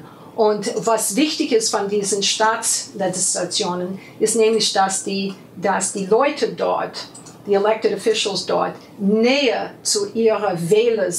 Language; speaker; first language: German; non-native, fluent; English